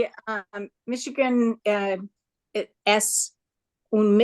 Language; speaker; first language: Spanish; non-native, learner; English